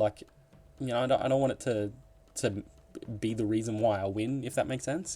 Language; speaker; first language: English; native; English